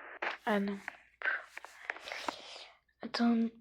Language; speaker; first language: French; native; French